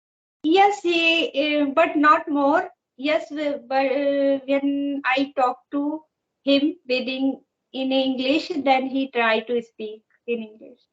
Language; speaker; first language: English; non-native, learner; Hindi